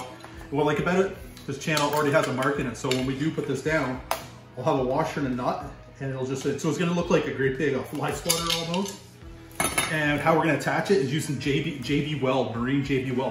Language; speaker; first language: English; native; English